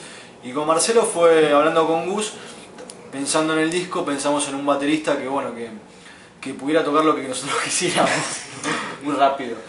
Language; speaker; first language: Spanish; native; Spanish